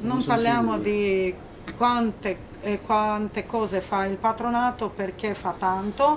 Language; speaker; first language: Italian; non-native, learner; Romanian